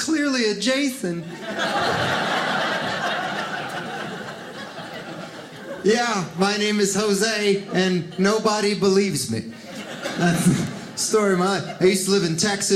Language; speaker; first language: English; early bilingual, other home language; Spanish